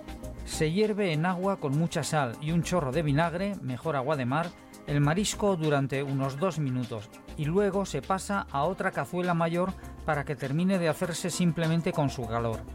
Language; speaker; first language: Spanish; native; Spanish